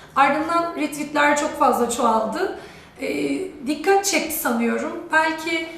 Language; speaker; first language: Turkish; native; Turkish